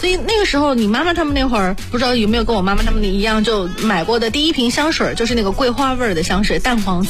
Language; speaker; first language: Chinese; native; Chinese